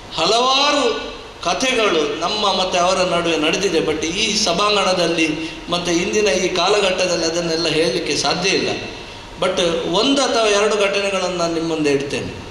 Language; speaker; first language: Kannada; non-native, local second language; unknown